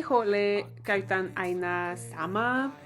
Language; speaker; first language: Finnish; non-native, fluent; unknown